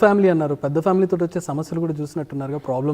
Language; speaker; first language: Telugu; native; Telugu